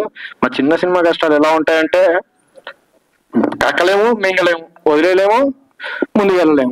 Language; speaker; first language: Telugu; native; Telugu